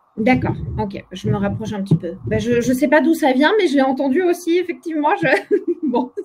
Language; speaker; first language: French; non-native, fluent; Polish